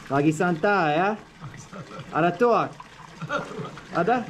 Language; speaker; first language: Indonesian; non-native, local second language; English